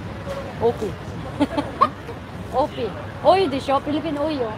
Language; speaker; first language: Japanese; non-native, learner; Filipino